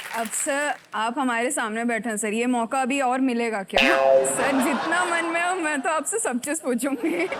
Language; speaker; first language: Hindi; non-native, local second language; Bangla